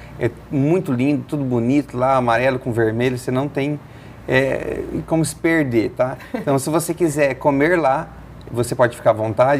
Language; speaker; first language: Portuguese; native; Portuguese